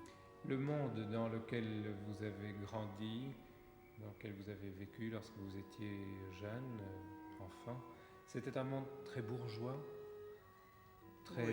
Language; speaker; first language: French; native; French